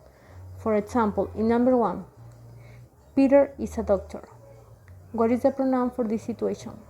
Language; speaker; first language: English; non-native, fluent; Spanish